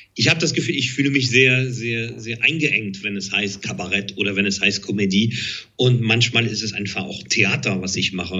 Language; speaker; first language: German; non-native, fluent; French